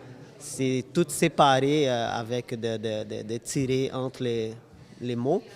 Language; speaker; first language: French; non-native, fluent; Portuguese